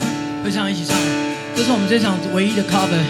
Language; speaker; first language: Chinese; native; Chinese